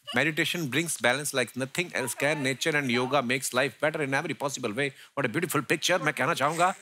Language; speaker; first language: Hindi; native; Hindi